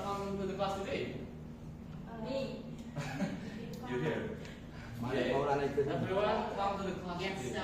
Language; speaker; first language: English; non-native, fluent; Indonesian